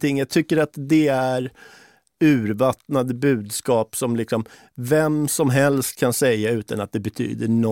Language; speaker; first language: Swedish; native; Swedish